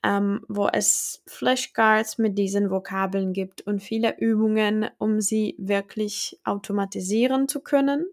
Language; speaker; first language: German; non-native, fluent; Czech